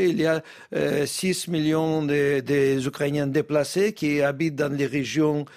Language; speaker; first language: French; non-native, fluent; Russian